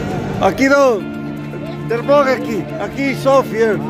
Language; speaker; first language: Hindi; native; Hindi